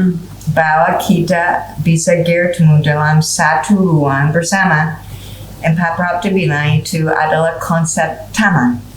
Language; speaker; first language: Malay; non-native, fluent; English